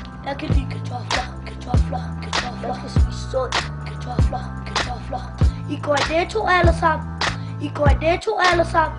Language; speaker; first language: Danish; early bilingual, other home language; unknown